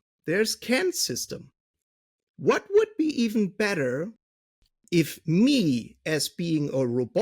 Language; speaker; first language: English; non-native, fluent; German